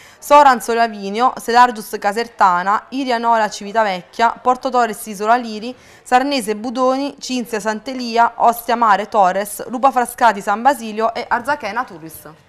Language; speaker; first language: Italian; native; Italian